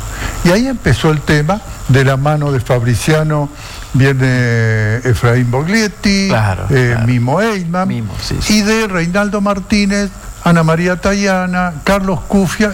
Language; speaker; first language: Spanish; native; Spanish